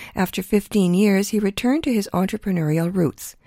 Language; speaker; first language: English; early bilingual, other home language; Ukrainian